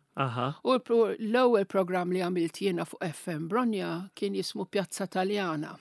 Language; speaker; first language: Maltese; non-native, local second language; Italian